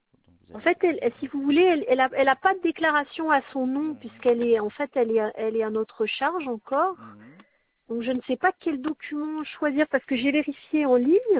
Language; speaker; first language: French; native; French